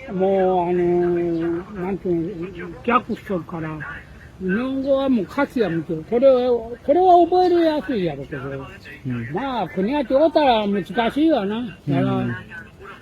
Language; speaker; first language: Japanese; native; Japanese